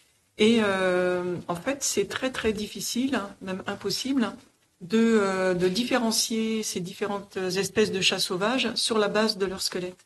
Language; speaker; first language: French; native; French